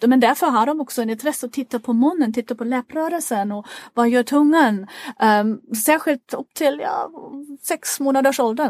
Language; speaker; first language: Swedish; non-native, fluent; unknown